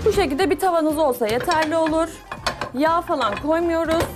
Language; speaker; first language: Turkish; native; Turkish